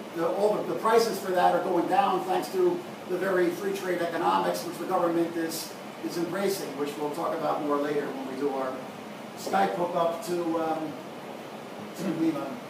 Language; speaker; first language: English; native; English